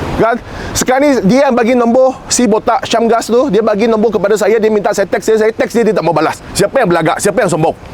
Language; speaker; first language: Malay; non-native, local second language; Chinese